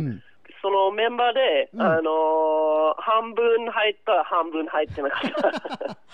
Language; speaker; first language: Japanese; non-native, fluent; English